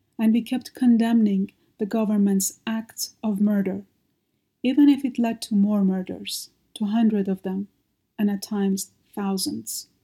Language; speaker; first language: English; non-native, fluent; Persian